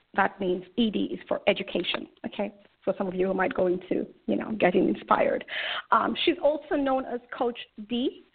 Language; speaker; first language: English; native; English